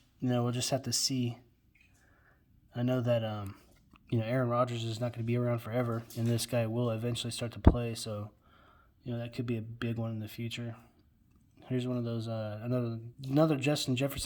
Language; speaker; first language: English; native; English